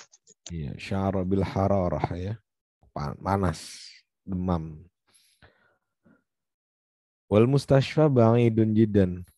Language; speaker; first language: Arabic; non-native, fluent; Indonesian